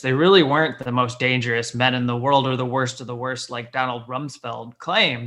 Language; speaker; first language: English; native; English